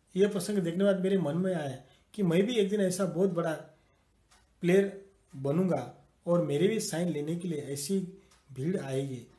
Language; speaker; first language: Hindi; non-native, local second language; Marathi